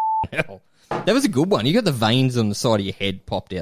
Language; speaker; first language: English; native; English